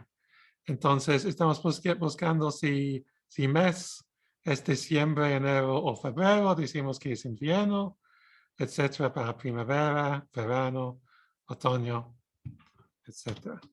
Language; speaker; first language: Spanish; non-native, fluent; English